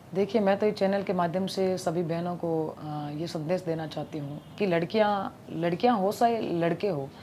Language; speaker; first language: Hindi; native; Hindi